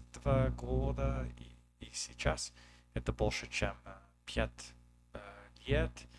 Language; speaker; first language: Russian; non-native, learner; English